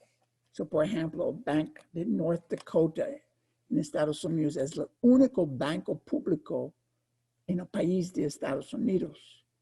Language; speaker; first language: Spanish; non-native, fluent; English